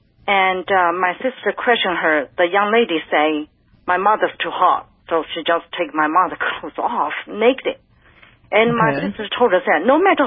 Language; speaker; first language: English; non-native, fluent; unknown